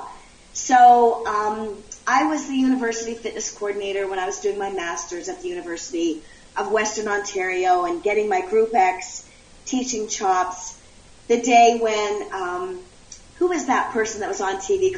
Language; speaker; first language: English; native; English